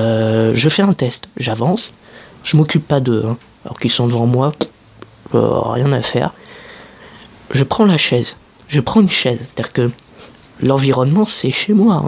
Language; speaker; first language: French; native; French